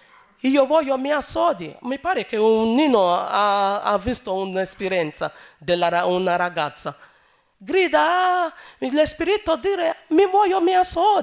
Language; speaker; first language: Italian; non-native, learner; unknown